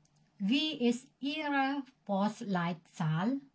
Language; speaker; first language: German; non-native, learner; Indonesian